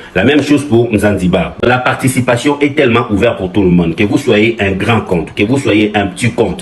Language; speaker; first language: French; non-native, local second language; Lingala